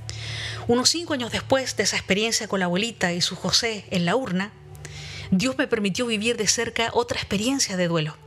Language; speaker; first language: Spanish; native; Spanish